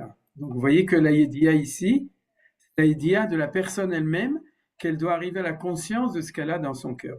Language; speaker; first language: French; native; French